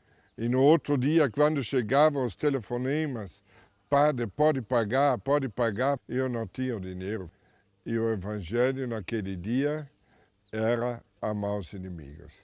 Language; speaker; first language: Portuguese; non-native, fluent; German